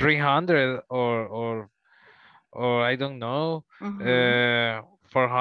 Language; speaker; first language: English; non-native, learner; Spanish